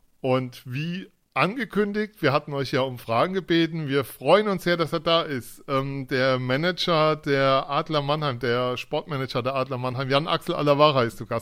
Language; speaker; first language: German; native; German